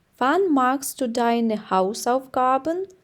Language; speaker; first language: German; non-native, fluent; Ukrainian